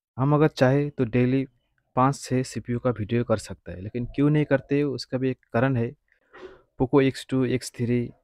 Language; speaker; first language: Hindi; non-native, local second language; Bangla